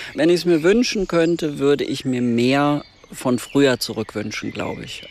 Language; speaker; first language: German; native; German